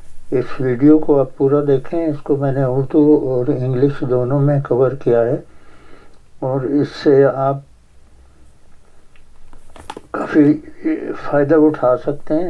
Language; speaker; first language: Urdu; native; Urdu